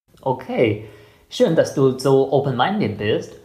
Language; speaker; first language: German; non-native, fluent; Chinese